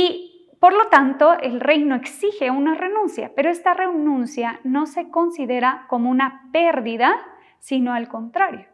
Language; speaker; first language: Spanish; native; Spanish